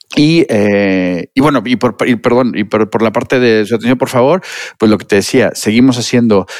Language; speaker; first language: Spanish; native; Spanish